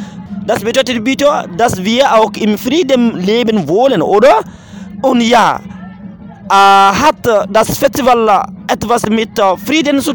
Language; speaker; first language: German; non-native, fluent; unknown